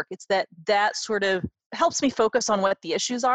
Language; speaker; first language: English; native; English